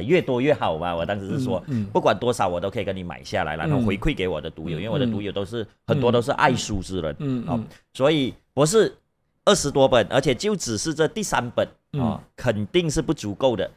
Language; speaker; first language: Chinese; native; Chinese